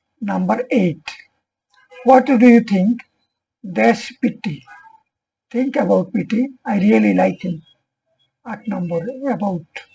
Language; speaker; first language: English; non-native, local second language; Bangla